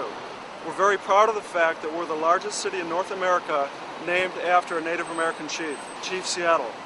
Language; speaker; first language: English; native; English